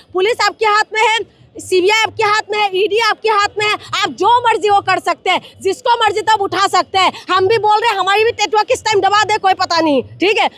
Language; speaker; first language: Hindi; non-native, local second language; Manipuri